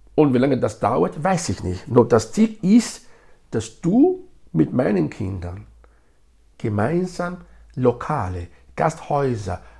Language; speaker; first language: German; non-native, fluent; Bini